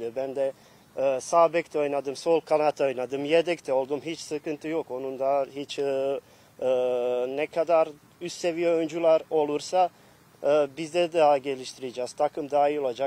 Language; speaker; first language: Turkish; non-native, fluent; Bosnian